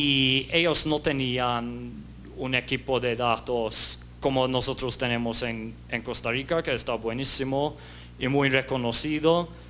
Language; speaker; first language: Spanish; non-native, fluent; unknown